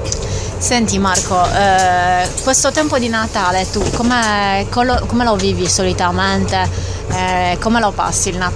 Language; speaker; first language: Italian; native; Italian